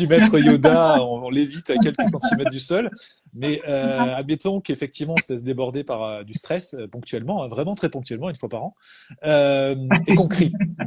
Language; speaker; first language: French; native; French